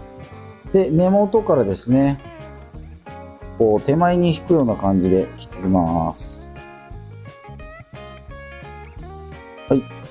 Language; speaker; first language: Japanese; native; Japanese